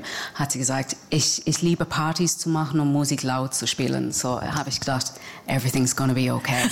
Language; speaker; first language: German; non-native, fluent; English